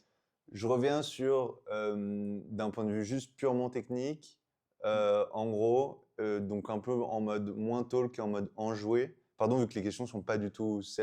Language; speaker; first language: French; native; French